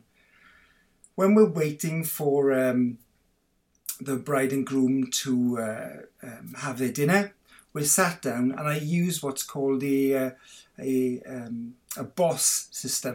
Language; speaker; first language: English; native; English